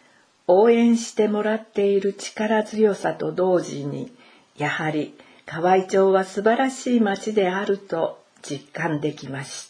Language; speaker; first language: Japanese; native; Japanese